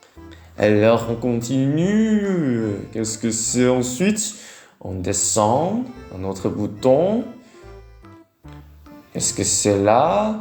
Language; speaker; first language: French; non-native, learner; Vietnamese